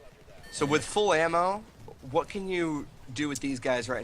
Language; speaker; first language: English; native; English